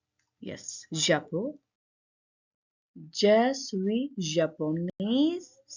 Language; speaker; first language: French; non-native, learner; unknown